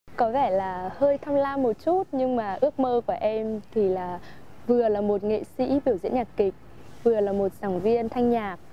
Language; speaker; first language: Vietnamese; native; Vietnamese